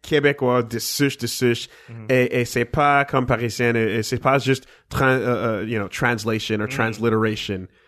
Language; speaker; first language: French; non-native, fluent; English